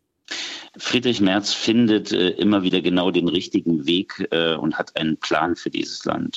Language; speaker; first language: German; native; German